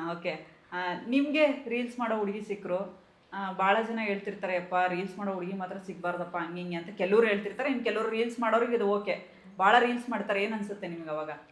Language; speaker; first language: Kannada; native; Kannada